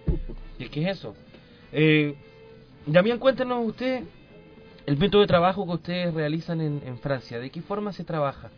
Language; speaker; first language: Spanish; native; Spanish